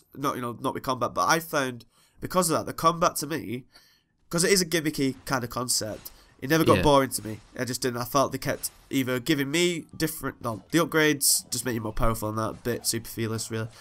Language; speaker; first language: English; native; English